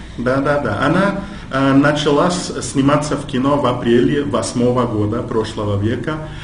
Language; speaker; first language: Russian; non-native, fluent; English